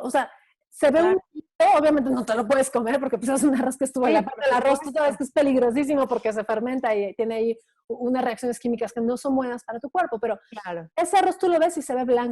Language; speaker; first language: Spanish; native; Spanish